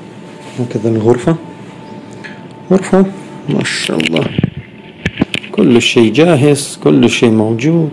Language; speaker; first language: Arabic; non-native, fluent; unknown